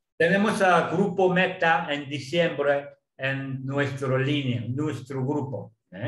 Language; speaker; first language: Spanish; non-native, learner; Korean